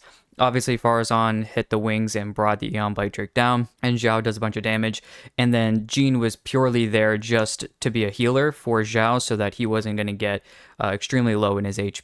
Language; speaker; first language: English; native; English